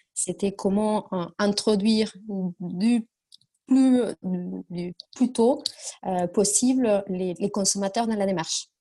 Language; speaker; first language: French; non-native, fluent; Spanish